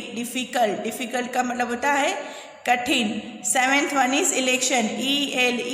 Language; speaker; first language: Hindi; native; Hindi